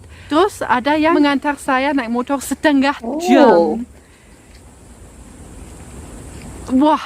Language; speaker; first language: Indonesian; non-native, fluent; German